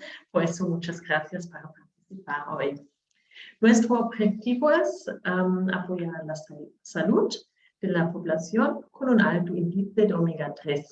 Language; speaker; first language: Spanish; non-native, learner; German